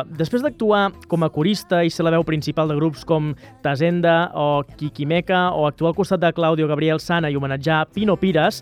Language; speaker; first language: Catalan; native; Catalan